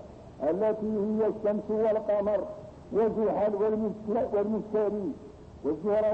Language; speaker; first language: Arabic; native; Arabic